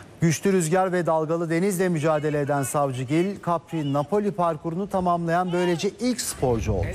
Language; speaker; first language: Turkish; native; Turkish